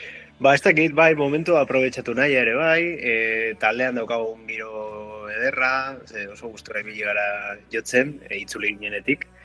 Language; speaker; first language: Basque; native; Basque